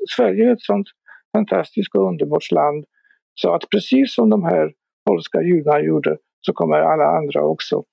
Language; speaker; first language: Swedish; non-native, fluent; Polish